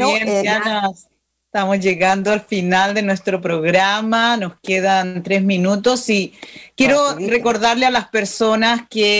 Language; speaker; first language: Spanish; native; Spanish